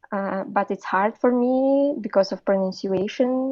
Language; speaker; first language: English; non-native, learner; Russian